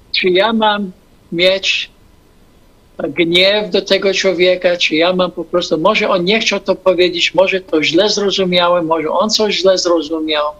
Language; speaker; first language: Polish; non-native, fluent; English